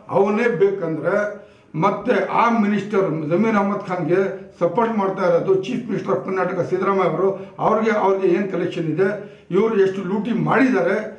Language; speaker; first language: Kannada; non-native, local second language; Urdu